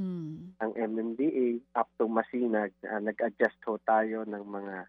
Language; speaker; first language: Filipino; native; Filipino